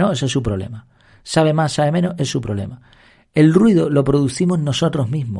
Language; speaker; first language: Spanish; native; Spanish